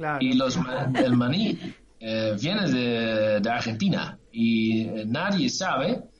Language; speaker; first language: Spanish; non-native, learner; Dutch